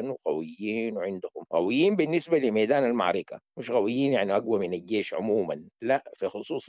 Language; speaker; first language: Arabic; native; Arabic